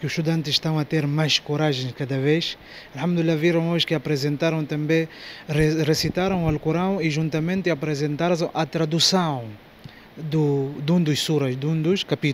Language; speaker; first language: Portuguese; non-native, local second language; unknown